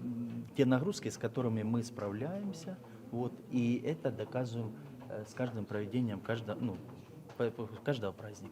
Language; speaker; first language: Russian; native; Russian